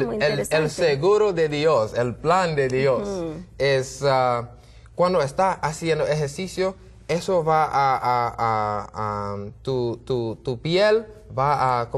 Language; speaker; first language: Spanish; non-native, learner; English